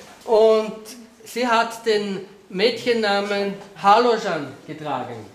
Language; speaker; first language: German; non-native, fluent; Slovenian